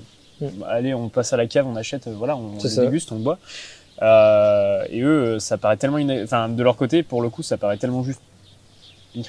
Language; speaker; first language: French; native; French